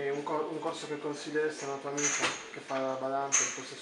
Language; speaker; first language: Italian; native; Italian